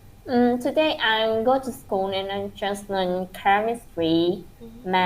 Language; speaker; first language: English; non-native, learner; Vietnamese